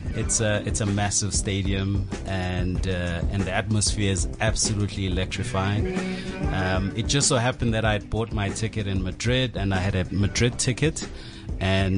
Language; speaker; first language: English; non-native, local second language; Zulu